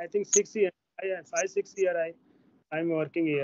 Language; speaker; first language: English; non-native, learner; Hindi